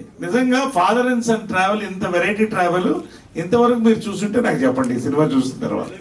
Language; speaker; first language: Telugu; native; Telugu